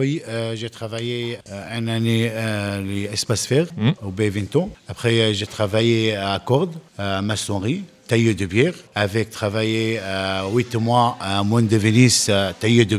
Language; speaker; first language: French; non-native, learner; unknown